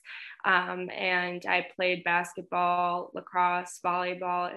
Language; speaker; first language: English; native; English